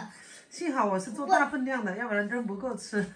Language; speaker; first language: Chinese; native; Chinese